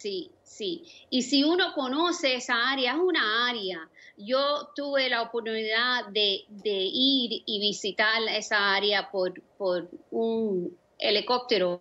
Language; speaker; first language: Spanish; early bilingual, other home language; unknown